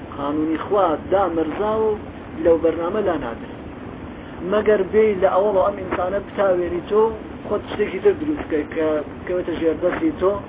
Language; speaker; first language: Central Kurdish; non-native, local second language; Gurani